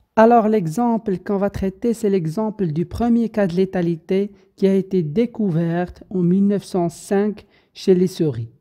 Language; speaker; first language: French; non-native, local second language; Arabic